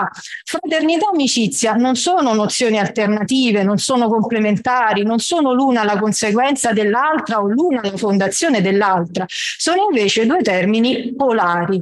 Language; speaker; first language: Italian; native; Italian